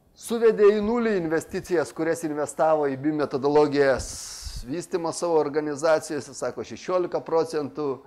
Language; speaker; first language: Lithuanian; native; Lithuanian